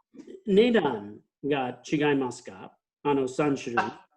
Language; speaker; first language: Japanese; non-native, fluent; English